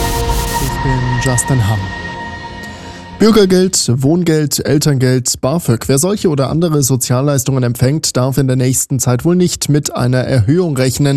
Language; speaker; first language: German; native; German